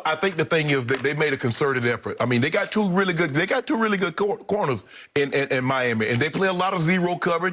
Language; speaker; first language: English; native; English